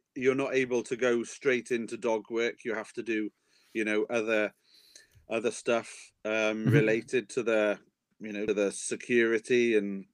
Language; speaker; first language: English; native; English